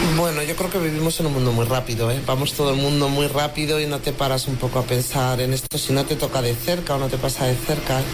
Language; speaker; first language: Spanish; native; Spanish